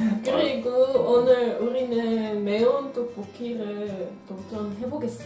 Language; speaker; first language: Korean; non-native, learner; Dutch